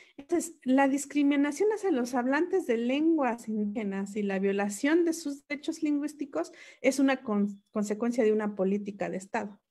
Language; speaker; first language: Spanish; non-native, local second language; Mixtepec Mixtec